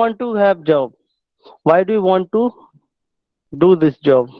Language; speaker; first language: English; non-native, local second language; Hindi